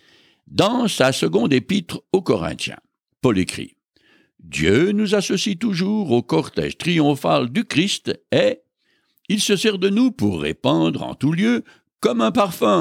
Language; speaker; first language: French; native; French